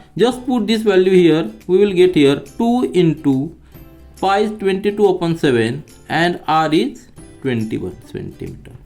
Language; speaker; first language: English; non-native, local second language; Marathi